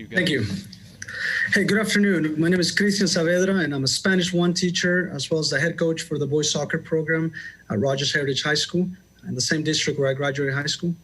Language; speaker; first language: English; early bilingual, other home language; Spanish